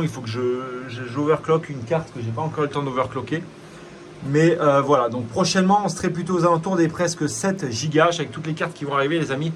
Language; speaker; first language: French; native; French